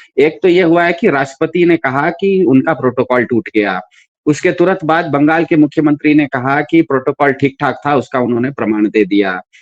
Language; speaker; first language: Hindi; non-native, local second language; Kannada